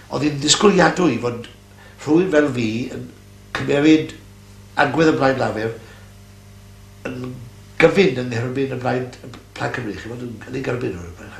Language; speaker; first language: Welsh; native; Welsh